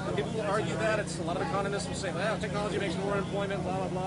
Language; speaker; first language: English; native; English